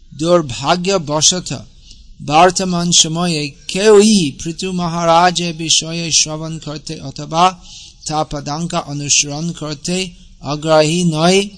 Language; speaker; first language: Bangla; non-native, fluent; English